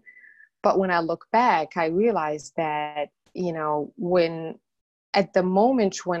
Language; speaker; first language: English; non-native, fluent; Arabic